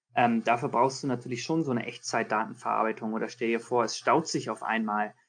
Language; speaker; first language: German; early bilingual, heritage; German